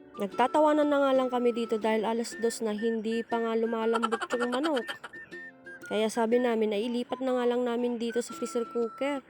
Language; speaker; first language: Filipino; non-native, local second language; Bikol